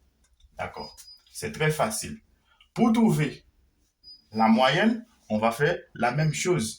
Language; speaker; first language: French; non-native, local second language; Haitian Creole